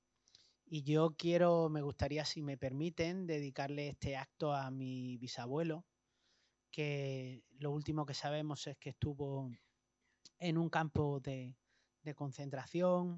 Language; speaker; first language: Spanish; native; Spanish